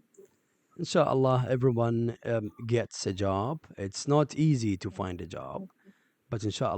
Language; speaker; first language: English; non-native, fluent; Arabic